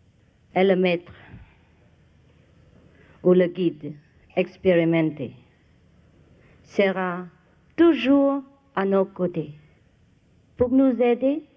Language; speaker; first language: French; non-native, fluent; Vietnamese